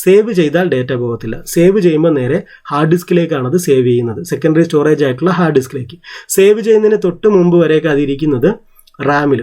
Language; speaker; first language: Malayalam; native; Malayalam